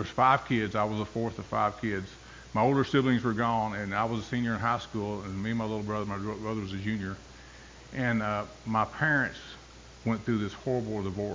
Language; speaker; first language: English; native; English